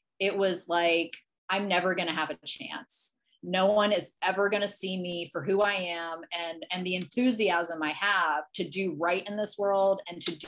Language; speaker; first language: English; native; English